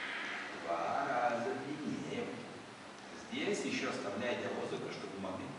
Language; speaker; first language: Russian; non-native, learner; Korean